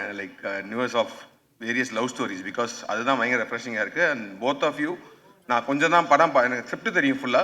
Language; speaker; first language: Tamil; native; Tamil